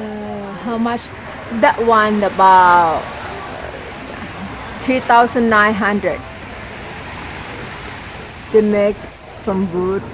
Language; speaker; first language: English; non-native, learner; Thai